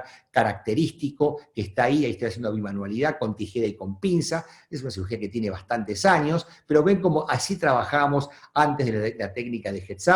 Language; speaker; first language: Spanish; native; Spanish